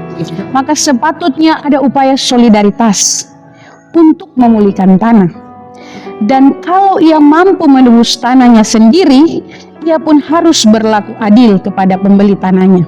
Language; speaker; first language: Indonesian; native; Indonesian